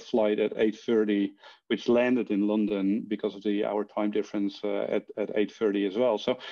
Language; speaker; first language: English; non-native, fluent; Dutch